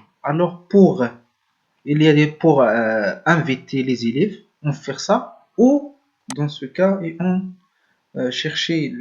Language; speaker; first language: French; non-native, learner; Arabic